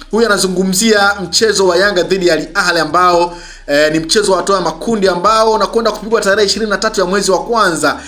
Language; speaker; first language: Swahili; native; Swahili